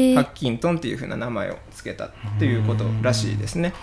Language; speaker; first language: Japanese; native; Japanese